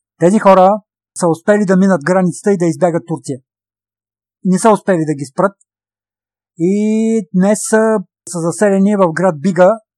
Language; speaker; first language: Bulgarian; native; Bulgarian